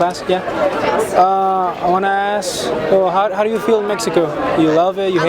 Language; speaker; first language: English; non-native, learner; Spanish